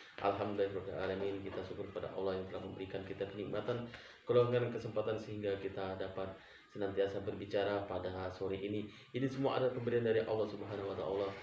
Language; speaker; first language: Indonesian; non-native, local second language; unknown